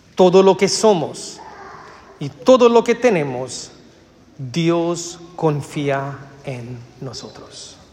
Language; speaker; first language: Spanish; non-native, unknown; Malayalam